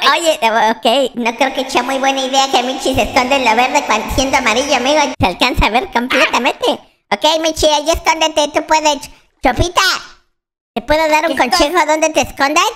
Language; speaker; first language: Spanish; native; Spanish